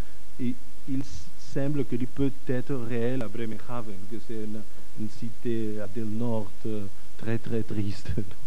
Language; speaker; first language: French; non-native, fluent; Catalan